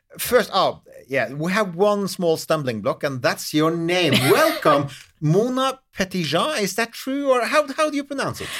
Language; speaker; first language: English; non-native, fluent; Norwegian